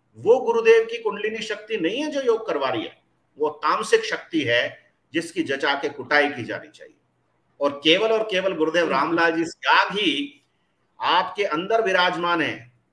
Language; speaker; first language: Hindi; native; Hindi